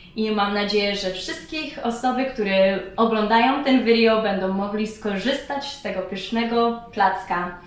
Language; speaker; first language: Polish; early bilingual, heritage; Polish